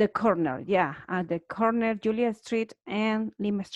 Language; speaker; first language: English; non-native, learner; Spanish